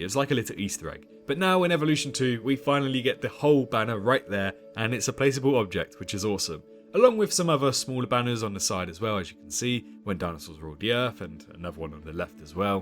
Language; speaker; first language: English; native; English